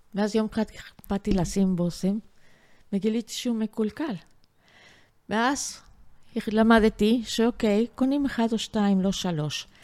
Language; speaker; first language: Hebrew; non-native, fluent; Spanish